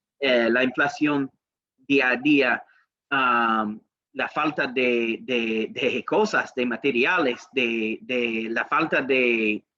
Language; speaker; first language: Spanish; non-native, learner; English